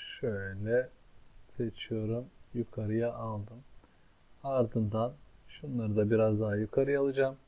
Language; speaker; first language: Turkish; native; Turkish